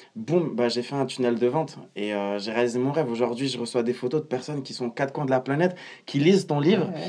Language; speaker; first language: French; non-native, local second language; Arabic